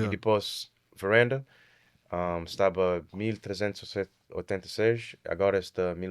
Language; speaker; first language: Portuguese; early bilingual, heritage; Kabuverdianu